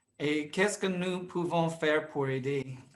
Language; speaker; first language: French; non-native, fluent; English